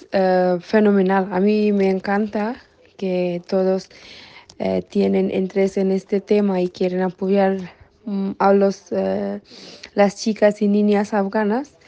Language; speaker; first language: Spanish; non-native, learner; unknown